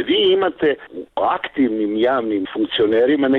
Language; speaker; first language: Serbian; native; Serbian